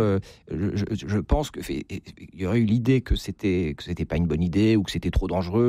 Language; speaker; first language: French; native; French